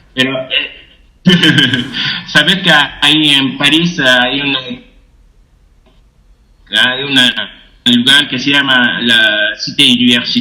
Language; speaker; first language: Spanish; non-native, fluent; Japanese